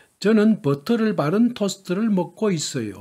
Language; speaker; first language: Korean; native; Korean